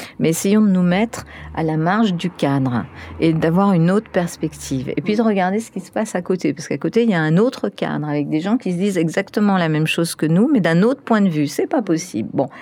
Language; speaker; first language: French; early bilingual, other home language; Spanish